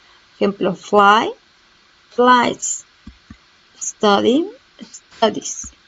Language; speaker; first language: English; non-native, learner; Spanish